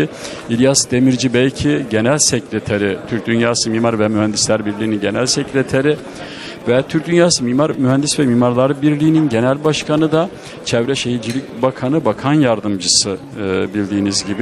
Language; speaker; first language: Turkish; native; Turkish